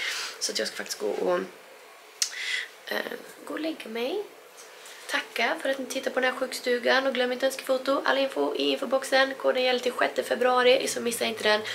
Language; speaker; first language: Swedish; native; Swedish